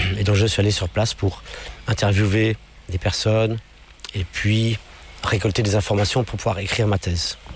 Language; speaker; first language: French; non-native, local second language; English